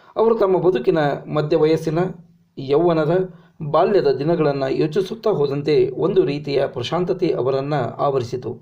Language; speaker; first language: Kannada; native; Kannada